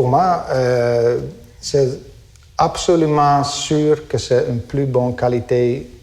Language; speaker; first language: French; non-native, fluent; Dutch